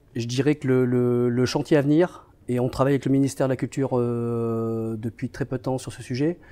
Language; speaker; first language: French; native; French